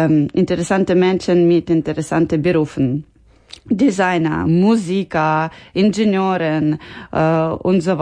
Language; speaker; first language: German; non-native, learner; Ukrainian